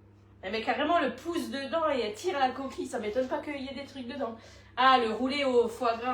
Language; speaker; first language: French; native; French